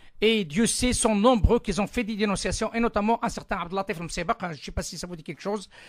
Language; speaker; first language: French; non-native, local second language; Arabic